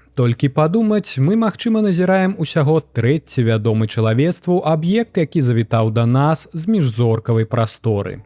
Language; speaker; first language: Belarusian; native; Belarusian